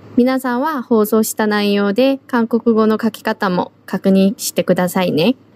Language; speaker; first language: Japanese; non-native, fluent; Korean